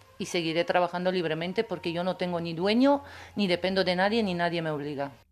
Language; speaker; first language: Spanish; non-native, fluent; Romanian